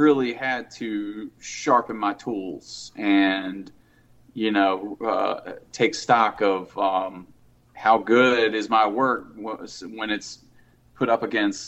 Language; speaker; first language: English; native; English